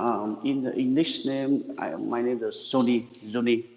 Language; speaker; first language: English; non-native, learner; Vietnamese